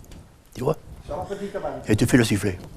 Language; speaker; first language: French; native; French